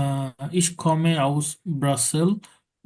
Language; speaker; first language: German; non-native, learner; Bangla